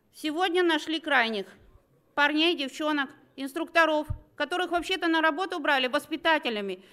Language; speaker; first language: Russian; native; Russian